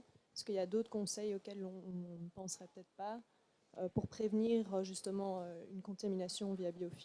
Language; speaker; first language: French; native; French